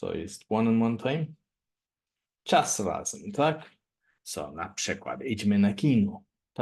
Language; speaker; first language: Polish; non-native, learner; English